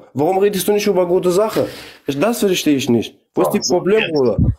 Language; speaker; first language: German; non-native, learner; Kurdish